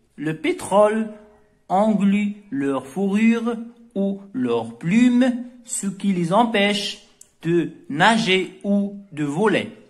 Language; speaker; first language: French; non-native, local second language; Arabic